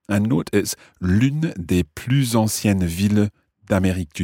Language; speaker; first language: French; non-native, fluent; English